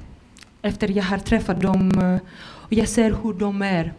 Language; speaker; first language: Swedish; non-native, fluent; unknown